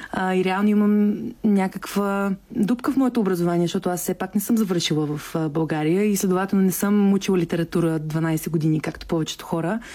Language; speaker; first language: Bulgarian; early bilingual, heritage; Bulgarian